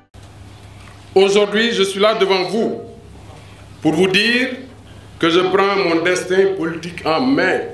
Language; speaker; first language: French; non-native, local second language; Wolof